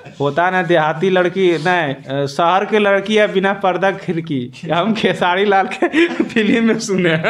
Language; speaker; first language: Hindi; native; Hindi